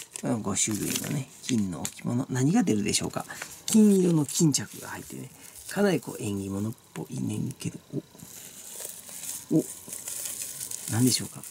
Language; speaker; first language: Japanese; native; Japanese